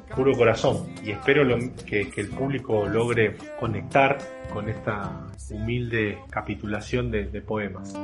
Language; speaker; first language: Spanish; native; Spanish